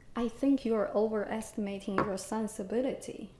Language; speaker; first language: English; non-native, fluent; Chinese